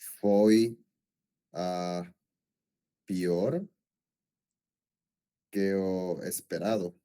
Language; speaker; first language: Portuguese; non-native, learner; Spanish